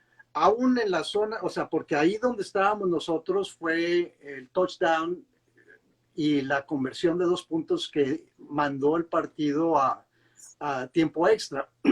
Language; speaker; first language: Spanish; native; Spanish